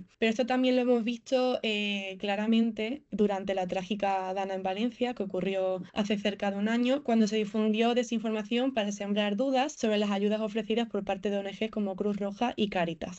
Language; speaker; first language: Spanish; native; Spanish